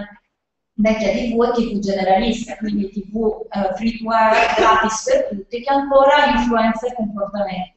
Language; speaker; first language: Italian; native; Italian